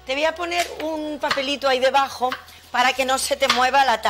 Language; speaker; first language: Spanish; native; Spanish